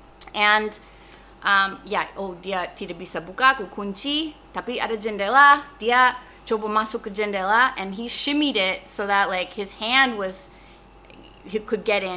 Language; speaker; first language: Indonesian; non-native, fluent; English